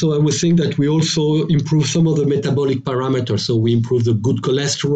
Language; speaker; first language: English; non-native, fluent; French